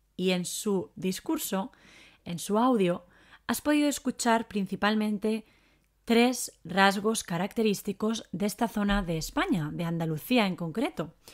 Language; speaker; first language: Spanish; native; Spanish